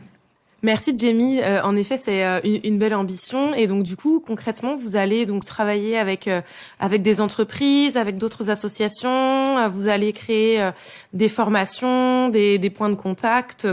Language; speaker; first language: French; native; French